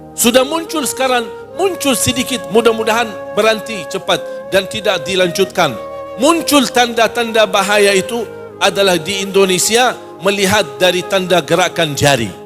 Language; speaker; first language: Malay; non-native, fluent; Arabic